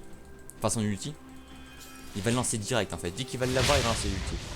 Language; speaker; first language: French; native; French